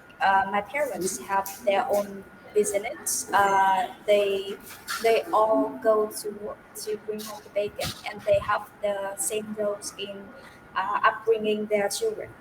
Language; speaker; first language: English; non-native, fluent; Vietnamese